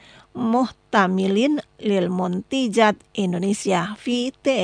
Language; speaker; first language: Arabic; non-native, fluent; Indonesian